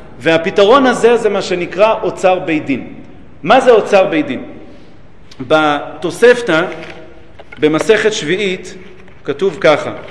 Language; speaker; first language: Hebrew; native; Hebrew